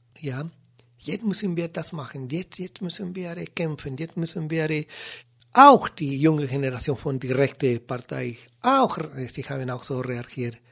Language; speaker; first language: German; non-native, learner; Spanish